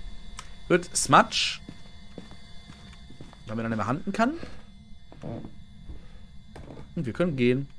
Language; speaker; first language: German; native; German